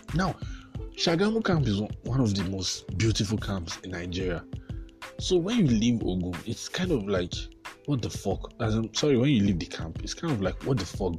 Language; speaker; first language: English; non-native, local second language; Yoruba